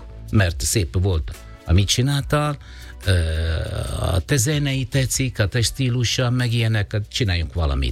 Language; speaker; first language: Hungarian; non-native, fluent; Italian